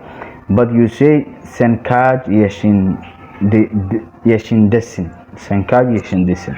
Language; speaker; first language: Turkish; non-native, learner; Somali